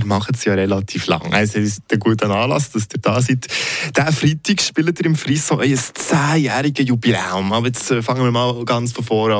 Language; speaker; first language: German; native; German